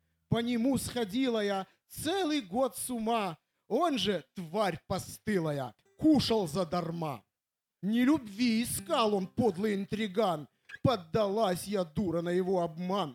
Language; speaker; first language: Russian; native; Russian